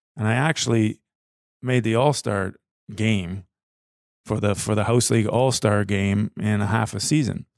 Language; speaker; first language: English; native; English